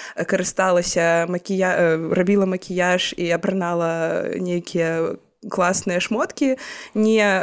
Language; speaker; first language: Belarusian; non-native, local second language; Russian